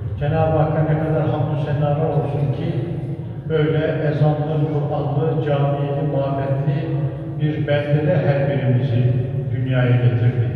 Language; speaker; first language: Turkish; native; Turkish